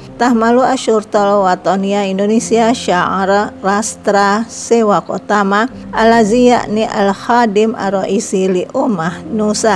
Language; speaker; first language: Arabic; non-native, fluent; Indonesian